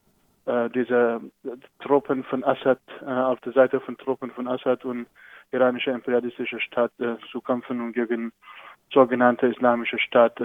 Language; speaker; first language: German; non-native, fluent; Persian